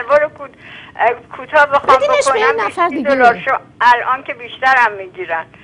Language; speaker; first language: Persian; native; Persian